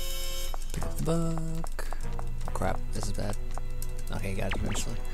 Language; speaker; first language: English; native; English